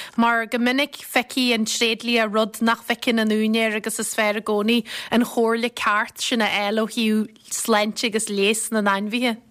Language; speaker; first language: Irish; native; Irish